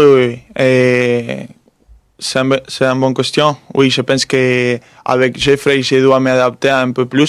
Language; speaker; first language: French; non-native, fluent; Spanish